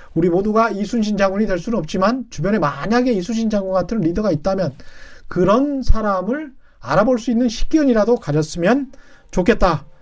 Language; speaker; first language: Korean; native; Korean